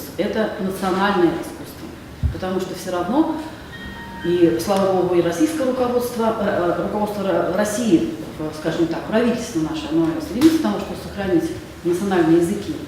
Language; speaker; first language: Russian; native; Russian